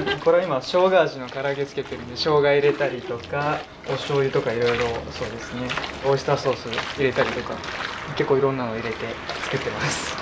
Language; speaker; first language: Japanese; native; Japanese